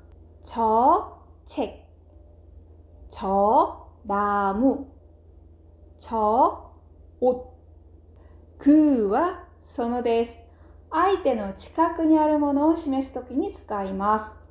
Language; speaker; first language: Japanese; non-native, fluent; Korean